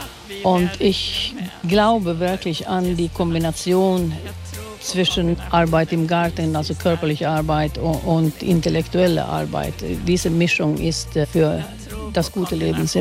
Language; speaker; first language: German; non-native, fluent; Swedish